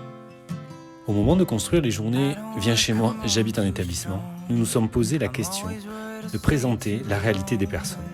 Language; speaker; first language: French; native; French